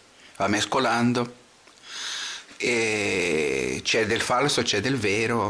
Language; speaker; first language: Italian; non-native, fluent; Portuguese